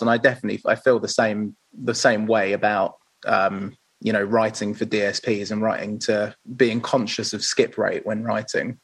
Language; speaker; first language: English; native; English